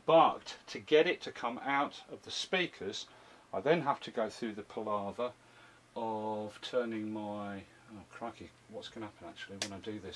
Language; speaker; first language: English; native; English